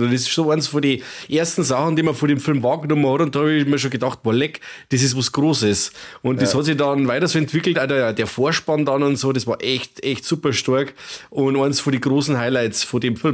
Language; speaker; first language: German; native; German